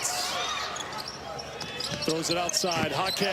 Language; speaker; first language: English; native; English